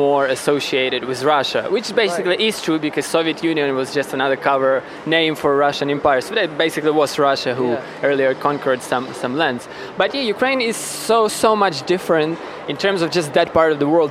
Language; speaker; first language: English; non-native, fluent; Ukrainian